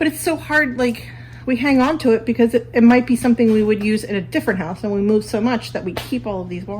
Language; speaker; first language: English; native; English